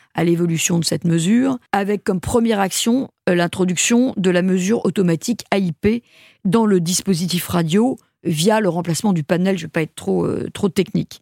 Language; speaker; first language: French; native; French